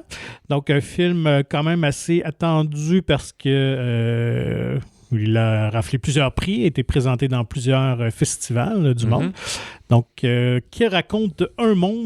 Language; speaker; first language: French; native; French